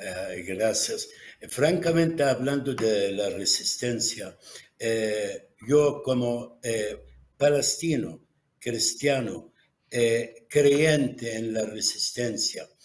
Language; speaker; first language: Spanish; non-native, fluent; Arabic